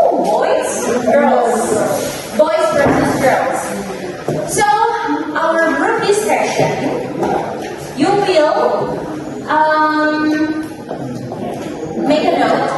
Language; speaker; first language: English; non-native, fluent; Indonesian